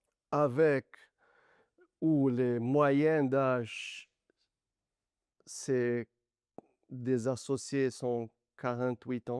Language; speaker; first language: French; non-native, fluent; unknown